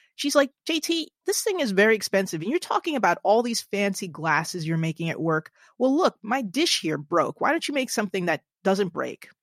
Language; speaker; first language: English; native; English